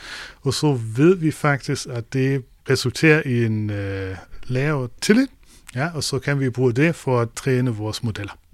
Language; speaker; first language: Danish; non-native, fluent; German